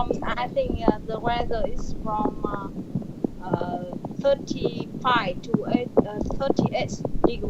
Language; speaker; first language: English; non-native, learner; Vietnamese